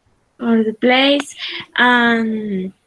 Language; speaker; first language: English; non-native, learner; Spanish